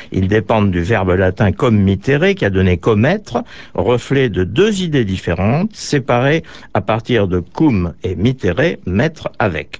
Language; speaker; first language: French; native; French